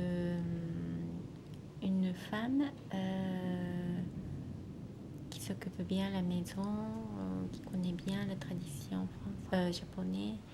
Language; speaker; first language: French; non-native, fluent; Japanese